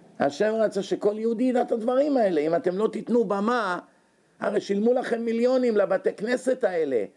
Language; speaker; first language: Hebrew; native; Hebrew